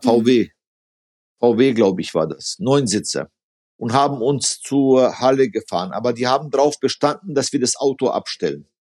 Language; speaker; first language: German; early bilingual, other home language; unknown